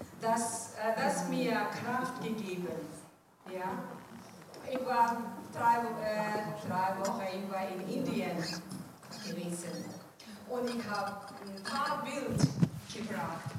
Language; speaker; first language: German; non-native, learner; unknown